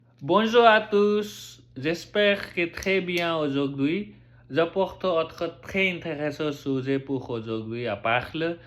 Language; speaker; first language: French; non-native, learner; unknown